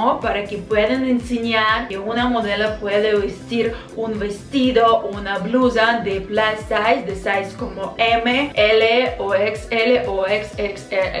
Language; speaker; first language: Spanish; non-native, fluent; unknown